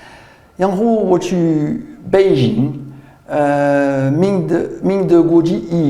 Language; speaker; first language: Chinese; non-native, learner; French